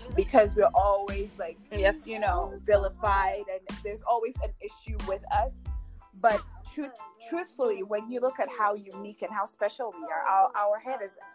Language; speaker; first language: English; non-native, local second language; Akan